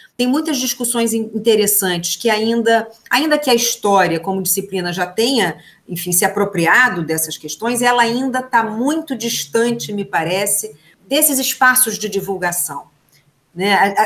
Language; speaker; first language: Portuguese; native; Portuguese